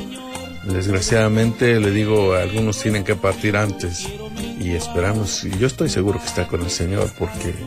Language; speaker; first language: Spanish; native; Spanish